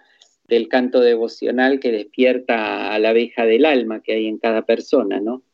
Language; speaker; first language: Spanish; native; Spanish